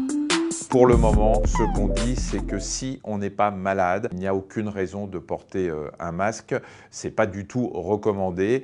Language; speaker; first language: French; native; French